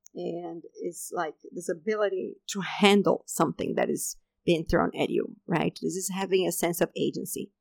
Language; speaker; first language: English; non-native, fluent; Portuguese